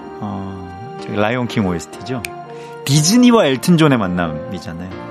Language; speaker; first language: Korean; native; Korean